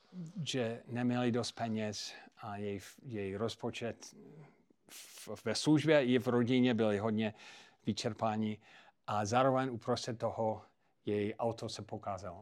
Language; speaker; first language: Czech; non-native, fluent; English